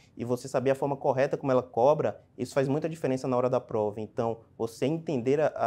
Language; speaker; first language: Portuguese; native; Portuguese